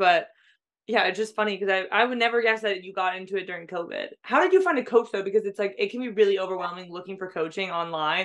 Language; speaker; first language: English; native; English